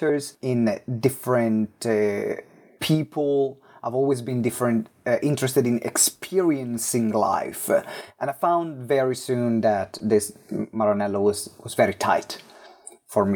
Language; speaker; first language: English; non-native, fluent; Italian